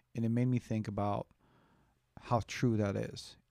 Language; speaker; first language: English; native; English